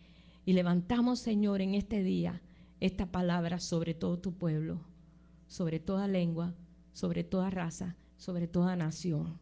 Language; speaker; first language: Spanish; native; Spanish